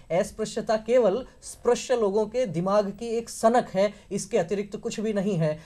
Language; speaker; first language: Hindi; native; Hindi